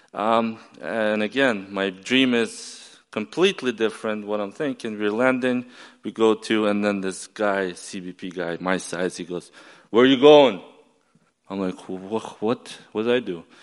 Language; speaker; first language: English; non-native, fluent; Ukrainian